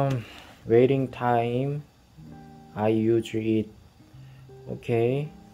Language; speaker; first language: English; non-native, learner; Korean